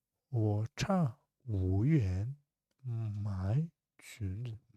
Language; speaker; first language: Chinese; non-native, fluent; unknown